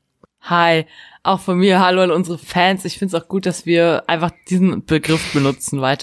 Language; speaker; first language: German; native; German